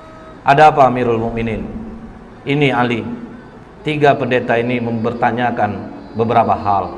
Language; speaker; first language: Indonesian; native; Indonesian